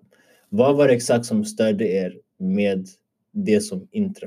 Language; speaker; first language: Swedish; early bilingual, other home language; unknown